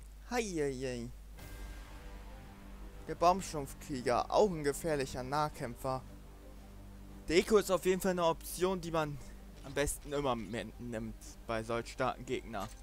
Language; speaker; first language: German; native; German